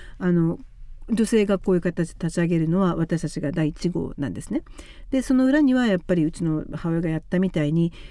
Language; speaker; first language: Japanese; native; Japanese